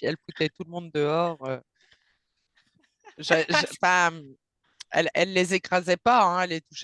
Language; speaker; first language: French; native; French